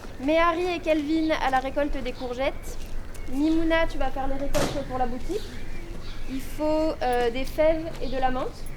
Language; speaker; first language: French; native; French